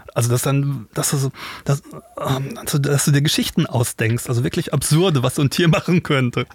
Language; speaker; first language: German; native; German